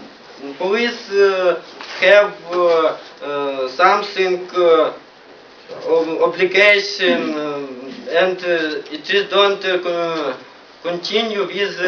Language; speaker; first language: English; non-native, learner; Ukrainian